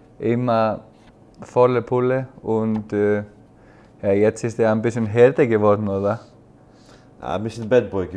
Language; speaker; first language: German; non-native, fluent; Icelandic